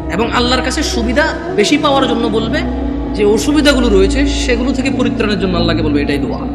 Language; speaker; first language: Bangla; early bilingual, heritage; Bangla